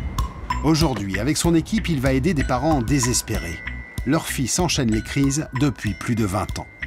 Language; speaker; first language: French; native; French